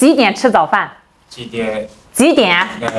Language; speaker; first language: Chinese; non-native, learner; Korean